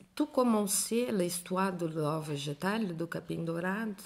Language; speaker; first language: French; non-native, learner; Portuguese